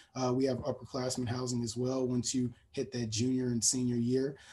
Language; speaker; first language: English; native; English